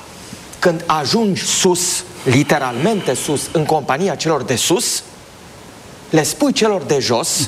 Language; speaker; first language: Romanian; native; Romanian